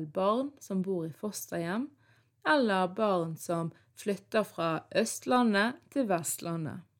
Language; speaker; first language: Norwegian; early bilingual, other home language; Arabic